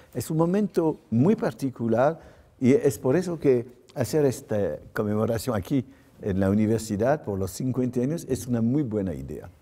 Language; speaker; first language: Spanish; non-native, fluent; French